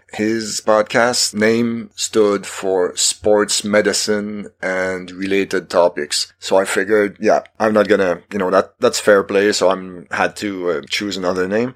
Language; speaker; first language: English; non-native, fluent; French